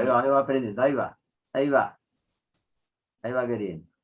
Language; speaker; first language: Spanish; native; Spanish